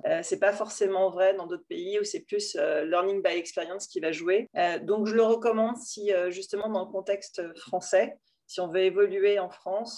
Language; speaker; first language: French; native; French